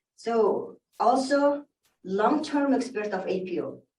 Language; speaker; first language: English; non-native, learner; Mongolian